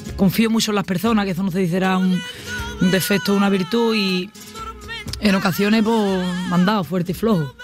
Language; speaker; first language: Spanish; native; Spanish